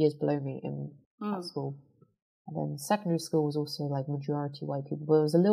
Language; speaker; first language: English; native; English